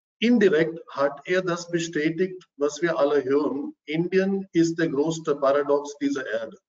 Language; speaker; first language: German; non-native, fluent; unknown